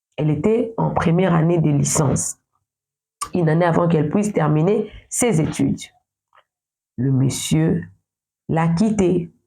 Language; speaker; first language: French; non-native, local second language; Lingala